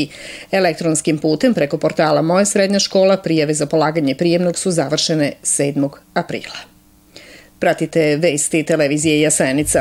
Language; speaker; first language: Serbian; native; Serbian